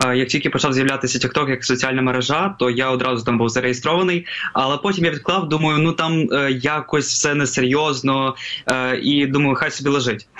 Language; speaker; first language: Ukrainian; non-native, local second language; Russian